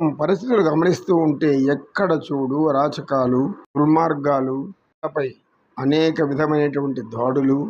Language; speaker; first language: Telugu; native; Telugu